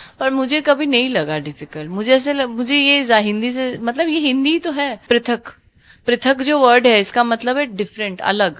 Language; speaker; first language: Hindi; non-native, local second language; Bangla